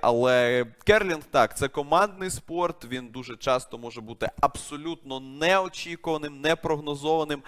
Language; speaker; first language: Ukrainian; native; Ukrainian